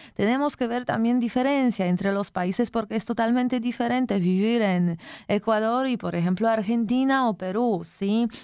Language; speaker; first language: Spanish; non-native, fluent; Polish